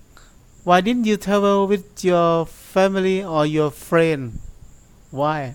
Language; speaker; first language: English; non-native, learner; Thai